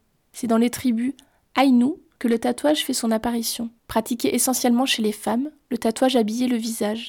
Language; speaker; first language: French; native; French